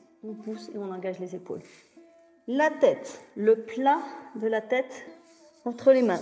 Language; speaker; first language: French; native; French